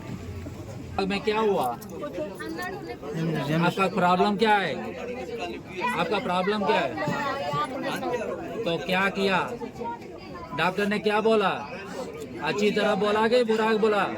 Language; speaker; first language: Hindi; non-native, local second language; Telugu